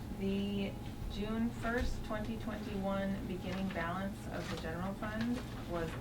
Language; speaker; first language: English; native; English